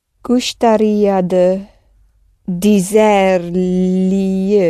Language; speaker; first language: Portuguese; non-native, learner; English